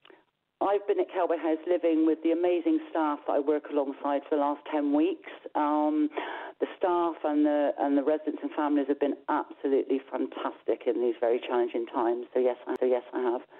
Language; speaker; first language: English; native; English